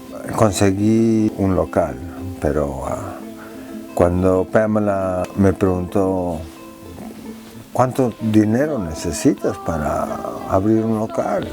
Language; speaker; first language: Spanish; early bilingual, heritage; Spanish